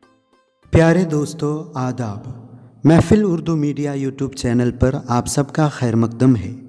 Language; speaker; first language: Hindi; non-native, local second language; Malayalam